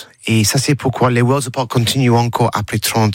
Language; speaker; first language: French; non-native, learner; English